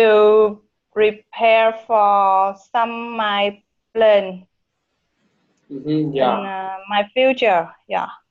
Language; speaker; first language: English; non-native, learner; Vietnamese